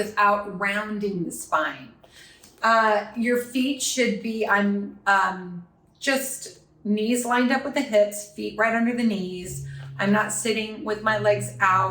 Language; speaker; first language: English; native; English